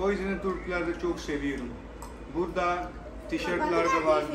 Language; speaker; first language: Turkish; non-native, learner; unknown